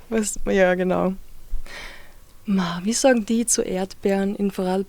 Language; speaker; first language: German; native; German